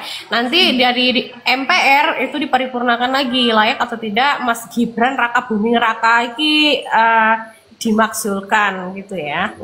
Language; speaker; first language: Indonesian; native; Indonesian